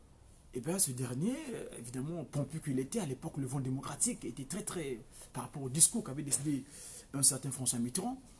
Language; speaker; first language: French; non-native, local second language; Kongo